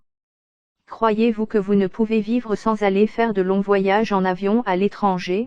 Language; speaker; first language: French; native; French